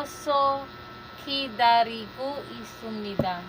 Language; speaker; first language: Korean; non-native, learner; Filipino